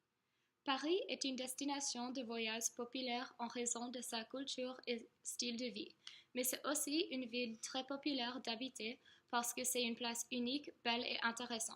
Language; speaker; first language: French; non-native, learner; English